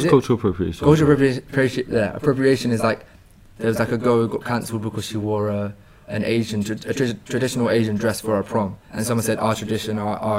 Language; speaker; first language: English; native; English